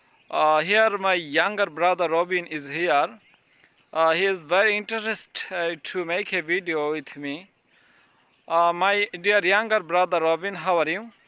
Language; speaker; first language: English; non-native, local second language; Bangla